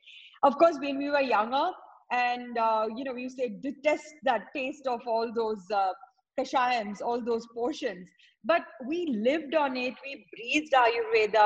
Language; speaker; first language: English; non-native, local second language; Tamil